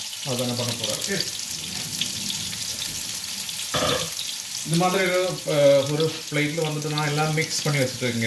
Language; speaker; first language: Tamil; non-native, learner; Malayalam